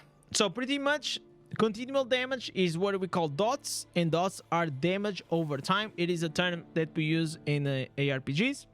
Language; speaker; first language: English; non-native, fluent; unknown